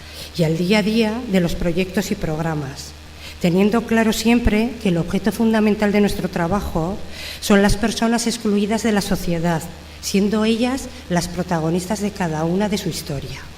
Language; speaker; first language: Spanish; native; Spanish